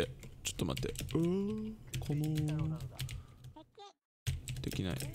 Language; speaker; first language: Japanese; non-native, learner; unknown